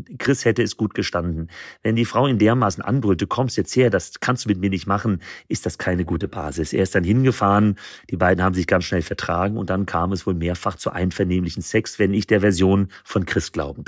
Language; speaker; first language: German; native; German